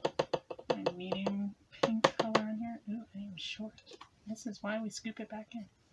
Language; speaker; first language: English; native; English